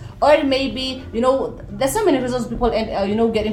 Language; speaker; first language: English; non-native, local second language; Somali